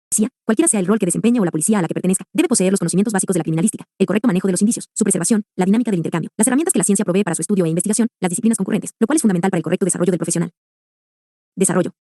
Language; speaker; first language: Spanish; native; Spanish